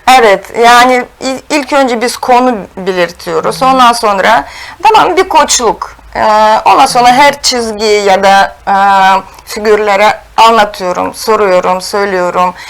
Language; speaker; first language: Turkish; non-native, fluent; Russian